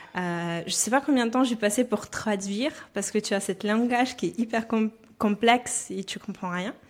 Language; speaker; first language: French; non-native, fluent; Russian